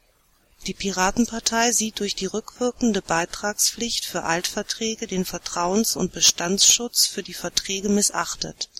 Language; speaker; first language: German; native; German